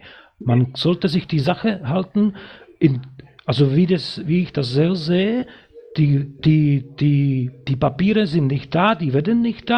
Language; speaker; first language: German; non-native, fluent; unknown